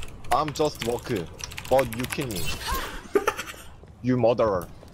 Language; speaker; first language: English; non-native, learner; Korean